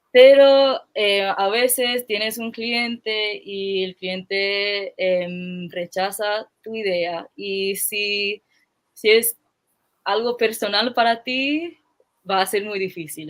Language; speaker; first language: Spanish; non-native, fluent; English